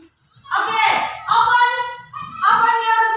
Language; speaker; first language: English; non-native, learner; Indonesian